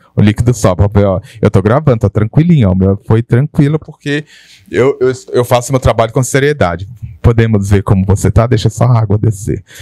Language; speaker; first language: Portuguese; native; Portuguese